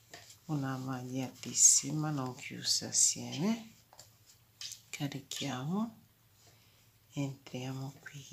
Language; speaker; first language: Italian; non-native, fluent; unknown